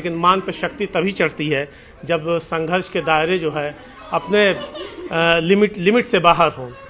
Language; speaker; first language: Hindi; native; Hindi